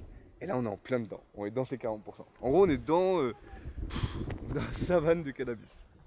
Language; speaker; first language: French; native; French